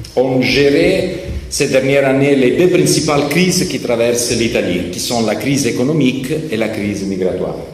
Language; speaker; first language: French; non-native, learner; Italian